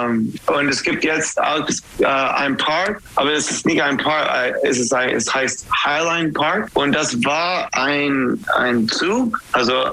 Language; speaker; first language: German; non-native, fluent; English